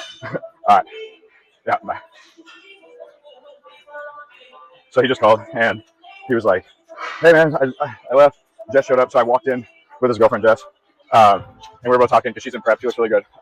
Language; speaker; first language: English; native; English